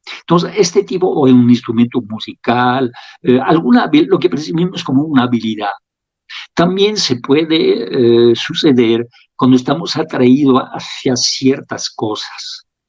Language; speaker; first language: Spanish; non-native, fluent; French